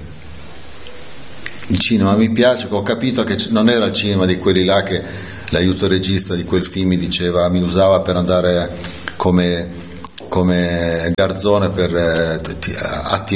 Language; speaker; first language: Italian; native; Italian